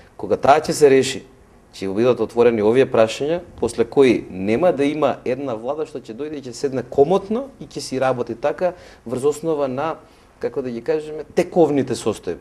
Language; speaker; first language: Macedonian; native; Macedonian